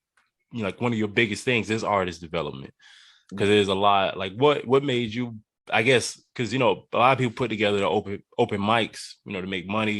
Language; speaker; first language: English; native; English